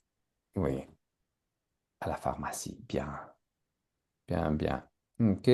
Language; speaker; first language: French; native; French